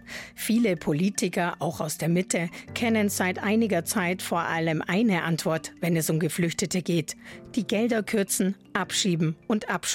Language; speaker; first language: German; native; German